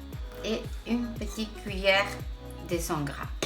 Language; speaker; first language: French; non-native, fluent; Italian